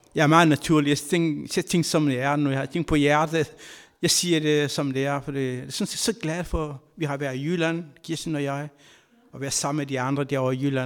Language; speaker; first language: Danish; non-native, fluent; Kabuverdianu